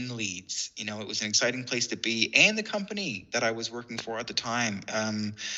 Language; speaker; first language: English; native; English